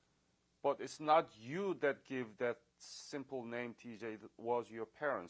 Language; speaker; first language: English; non-native, fluent; Korean